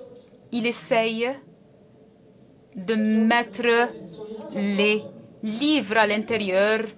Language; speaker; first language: French; non-native, local second language; Arabic